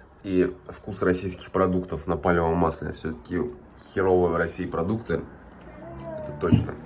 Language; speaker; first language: Russian; native; Russian